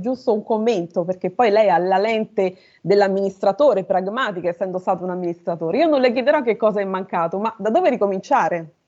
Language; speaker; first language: Italian; native; Italian